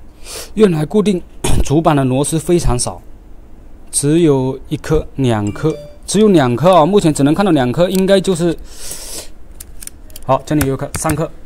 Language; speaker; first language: Chinese; native; Chinese